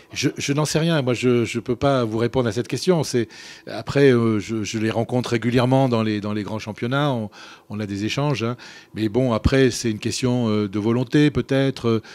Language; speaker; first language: French; native; French